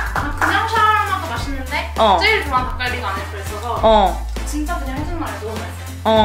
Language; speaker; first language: Korean; non-native, fluent; Arabic